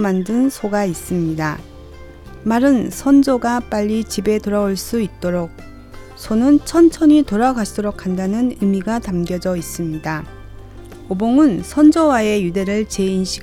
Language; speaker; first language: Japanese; non-native, fluent; Korean